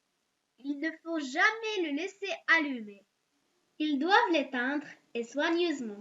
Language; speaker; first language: French; non-native, local second language; Arabic